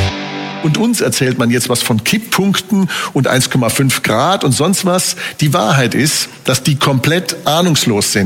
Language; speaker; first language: German; native; German